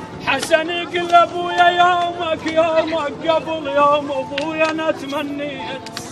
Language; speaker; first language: Arabic; native; Arabic